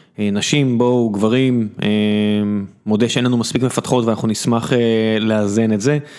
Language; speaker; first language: Hebrew; native; Hebrew